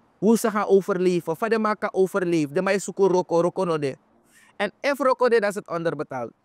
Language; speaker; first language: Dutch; native; Dutch